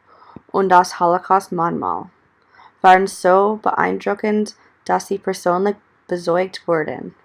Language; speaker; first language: German; non-native, learner; English